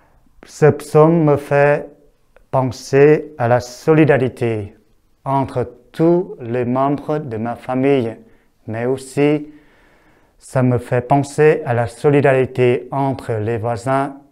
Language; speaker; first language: French; non-native, fluent; Vietnamese